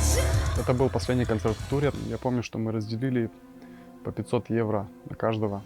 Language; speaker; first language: Russian; native; Russian